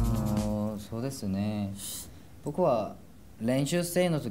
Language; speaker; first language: Japanese; non-native, fluent; Korean